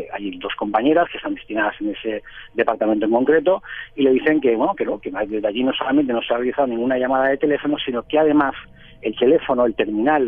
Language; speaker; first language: Spanish; native; Spanish